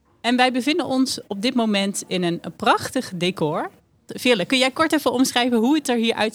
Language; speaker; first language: Dutch; native; Dutch